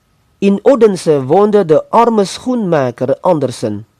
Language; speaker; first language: Dutch; non-native, fluent; Indonesian